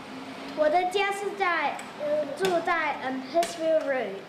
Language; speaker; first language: Chinese; early bilingual, heritage; Chinese